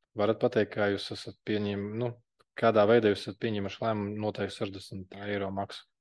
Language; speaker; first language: Latvian; non-native, local second language; Russian